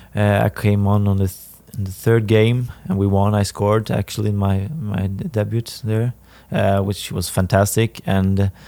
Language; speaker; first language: English; non-native, fluent; Swedish